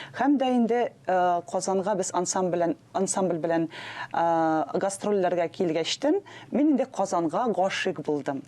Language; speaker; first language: Tatar; non-native, local second language; Russian